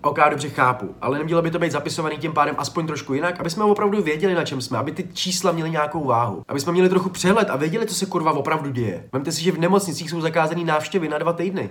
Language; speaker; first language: Czech; native; Czech